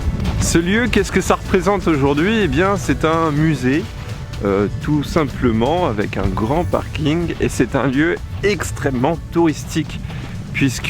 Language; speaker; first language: French; native; French